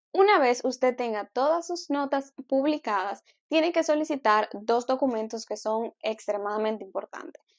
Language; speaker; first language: Spanish; native; Spanish